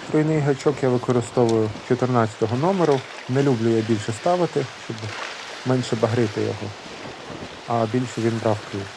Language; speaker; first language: Ukrainian; native; Ukrainian